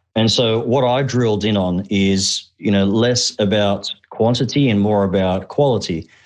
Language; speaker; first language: English; early bilingual, other home language; Arabic